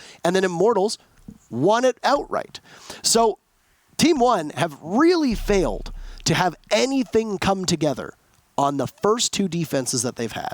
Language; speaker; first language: English; native; English